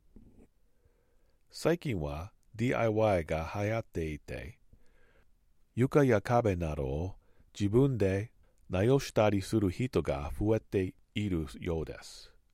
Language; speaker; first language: Japanese; non-native, learner; English